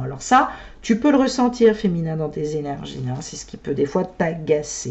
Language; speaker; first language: French; native; French